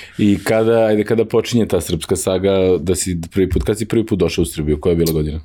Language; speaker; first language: Serbian; native; Serbian